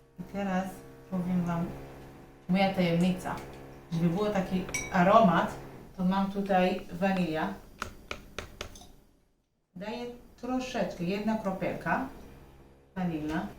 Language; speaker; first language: Polish; non-native, learner; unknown